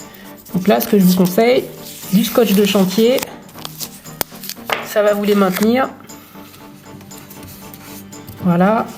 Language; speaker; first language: French; native; French